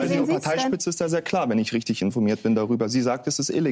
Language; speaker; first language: German; native; German